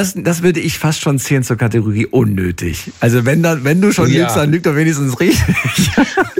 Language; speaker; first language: German; native; German